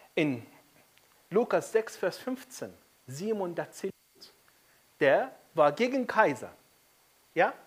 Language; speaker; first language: German; non-native, fluent; Arabic